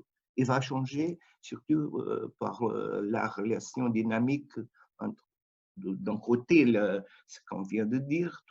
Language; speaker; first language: French; non-native, fluent; Portuguese